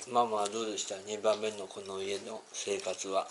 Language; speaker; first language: Japanese; native; Japanese